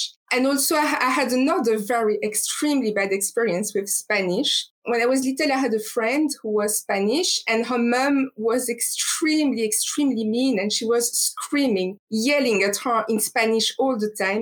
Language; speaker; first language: English; non-native, fluent; French